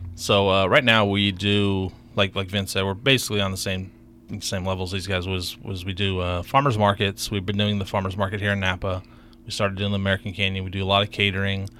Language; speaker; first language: English; native; English